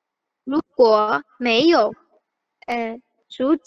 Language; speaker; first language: Chinese; non-native, learner; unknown